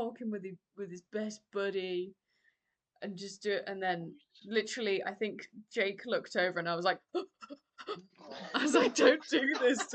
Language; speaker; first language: English; native; English